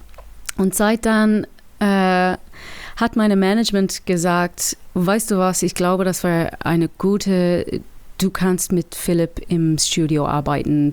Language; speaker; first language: German; non-native, learner; English